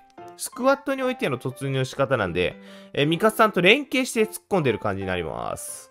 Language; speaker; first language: Japanese; native; Japanese